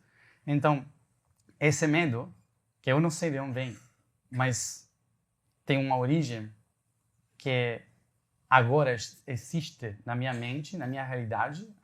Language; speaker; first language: Portuguese; non-native, fluent; Spanish